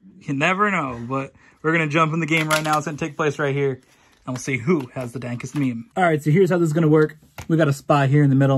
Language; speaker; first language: English; native; English